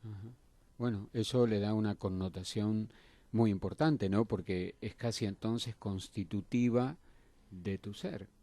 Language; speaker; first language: Spanish; native; Spanish